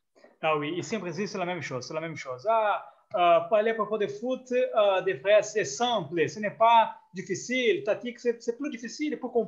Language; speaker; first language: French; non-native, fluent; Portuguese